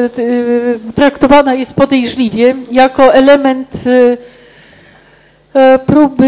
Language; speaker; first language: Polish; native; Polish